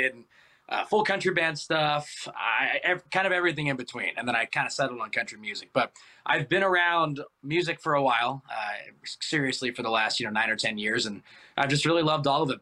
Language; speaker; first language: English; native; English